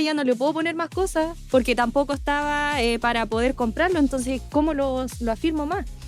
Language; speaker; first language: Spanish; native; Spanish